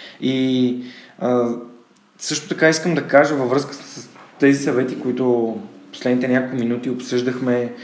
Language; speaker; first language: Bulgarian; native; Bulgarian